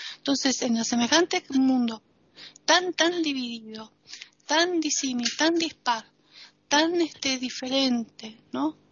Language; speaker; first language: Spanish; native; Spanish